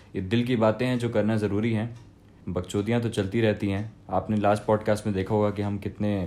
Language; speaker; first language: Hindi; native; Hindi